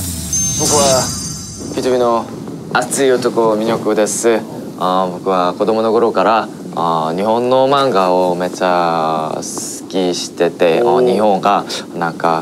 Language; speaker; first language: Japanese; non-native, learner; Korean